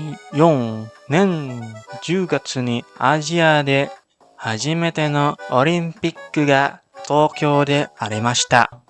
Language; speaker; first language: Japanese; non-native, learner; Indonesian